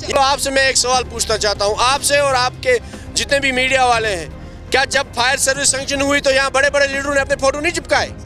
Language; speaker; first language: Urdu; non-native, local second language; Kashmiri